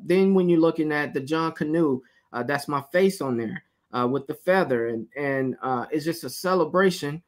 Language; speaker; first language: English; native; English